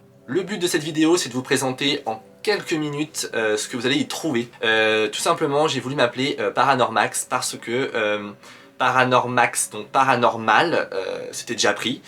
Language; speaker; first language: French; native; French